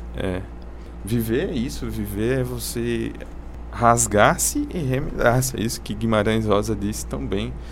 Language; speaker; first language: Portuguese; native; Portuguese